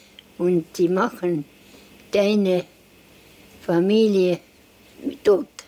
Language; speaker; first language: German; non-native, learner; Estonian